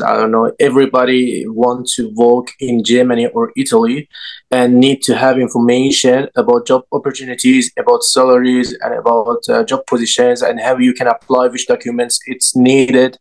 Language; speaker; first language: English; non-native, learner; Persian